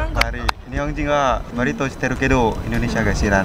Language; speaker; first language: Japanese; non-native, learner; Indonesian